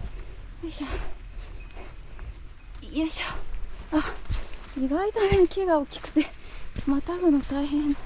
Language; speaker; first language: Japanese; native; Japanese